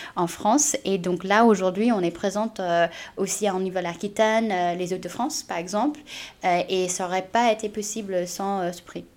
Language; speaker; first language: French; non-native, fluent; English